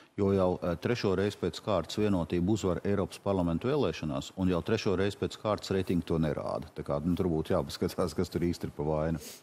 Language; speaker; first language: Latvian; native; Latvian